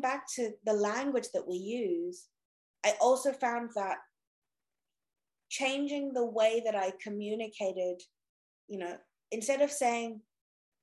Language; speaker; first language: English; native; English